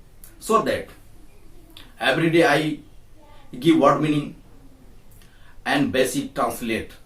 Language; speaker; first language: English; non-native, learner; Hindi